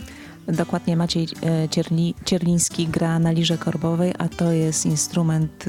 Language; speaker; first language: Polish; native; Polish